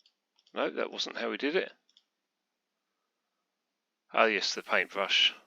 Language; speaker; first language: English; native; English